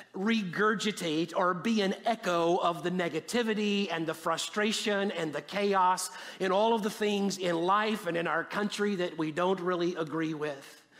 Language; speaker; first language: English; native; English